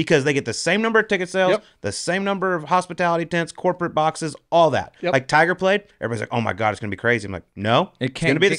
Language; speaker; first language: English; native; English